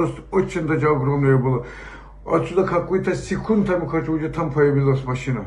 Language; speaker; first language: Russian; non-native, local second language; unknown